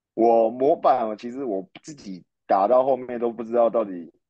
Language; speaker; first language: Chinese; native; Chinese